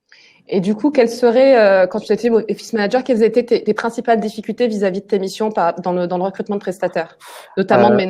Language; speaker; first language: French; native; French